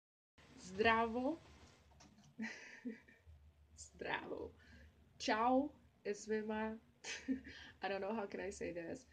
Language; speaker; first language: English; non-native, learner; Portuguese